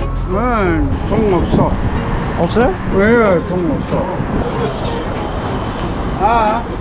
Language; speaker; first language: Korean; non-native, learner; Mongolian